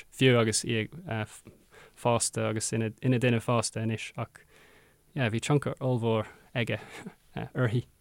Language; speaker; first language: Irish; non-native, local second language; English